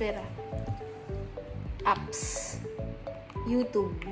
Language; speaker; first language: Spanish; non-native, learner; Filipino